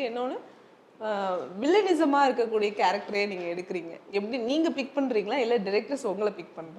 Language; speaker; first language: Tamil; native; Tamil